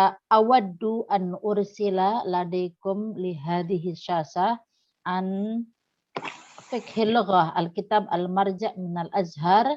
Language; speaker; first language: Arabic; non-native, learner; Indonesian